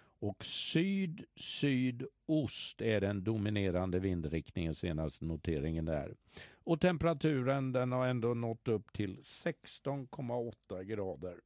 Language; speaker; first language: Swedish; native; Swedish